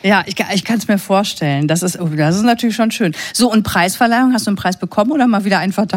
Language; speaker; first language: German; native; German